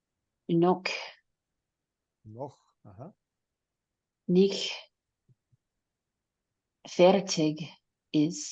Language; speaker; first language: German; non-native, learner; English